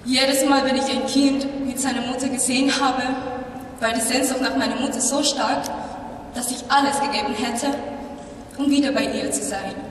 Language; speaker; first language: German; non-native, fluent; Filipino